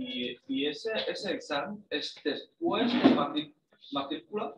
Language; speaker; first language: Spanish; non-native, fluent; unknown